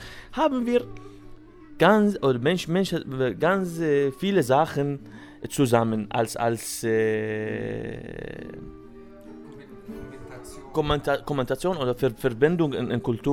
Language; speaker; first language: German; non-native, learner; Arabic